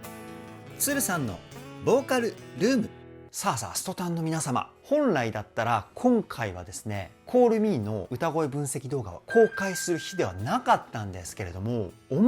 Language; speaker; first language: Japanese; native; Japanese